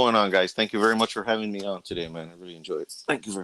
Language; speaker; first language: English; native; English